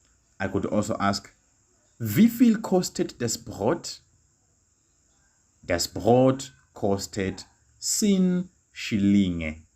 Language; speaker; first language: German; non-native, fluent; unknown